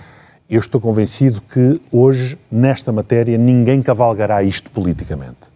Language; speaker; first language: Portuguese; native; Portuguese